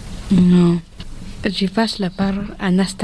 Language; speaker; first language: French; early bilingual, other home language; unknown